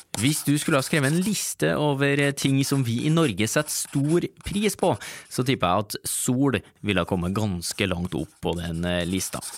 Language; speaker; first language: Norwegian; native; Norwegian